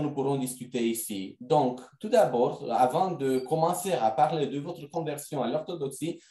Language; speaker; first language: French; non-native, fluent; Romanian